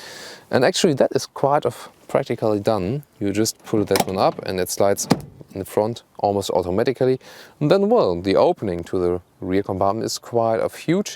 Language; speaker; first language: English; non-native, fluent; German